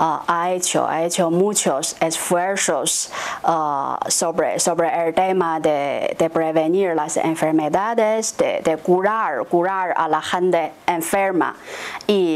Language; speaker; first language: Spanish; non-native, fluent; Chinese